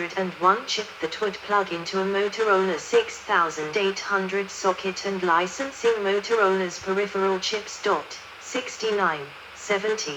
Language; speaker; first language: English; non-native, learner; Danish